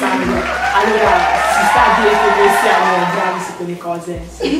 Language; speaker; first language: Italian; early bilingual, other home language; English